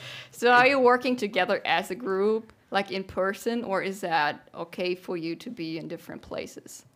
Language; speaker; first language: English; non-native, fluent; German